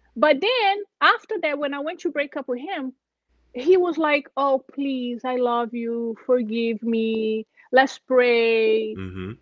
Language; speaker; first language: English; non-native, fluent; Portuguese